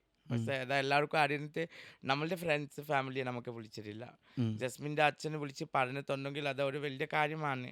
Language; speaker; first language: Malayalam; non-native, local second language; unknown